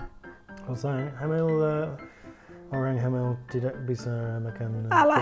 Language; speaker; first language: Indonesian; non-native, learner; English